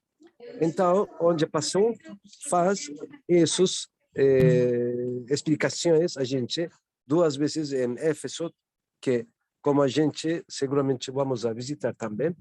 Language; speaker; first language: Portuguese; non-native, learner; Turkish